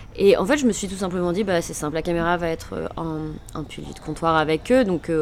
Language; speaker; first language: French; native; French